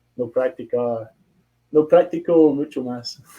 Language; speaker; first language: Spanish; non-native, learner; English